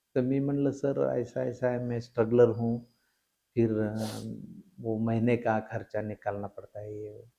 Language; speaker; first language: Hindi; non-native, local second language; Marathi